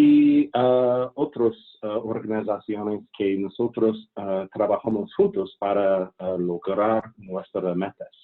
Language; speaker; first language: Spanish; non-native, fluent; English